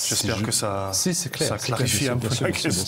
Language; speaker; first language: French; non-native, fluent; English